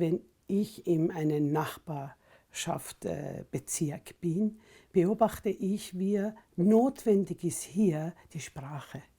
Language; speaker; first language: German; non-native, fluent; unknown